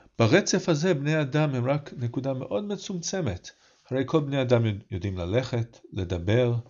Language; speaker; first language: Hebrew; non-native, fluent; English